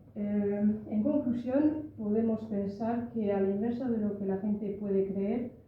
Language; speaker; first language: Spanish; non-native, learner; French